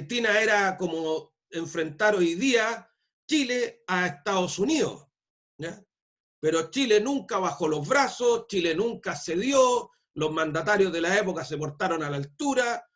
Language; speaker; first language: Spanish; native; Spanish